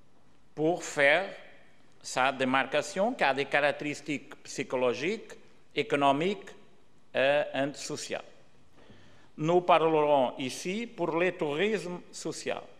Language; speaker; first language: French; non-native, learner; Portuguese